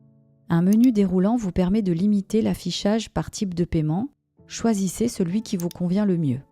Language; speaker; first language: French; native; French